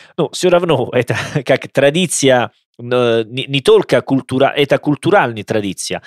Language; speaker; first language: Russian; non-native, learner; Italian